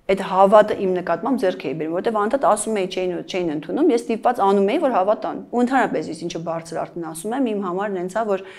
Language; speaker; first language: Armenian; native; Armenian